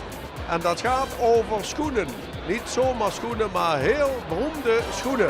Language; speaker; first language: Dutch; native; Dutch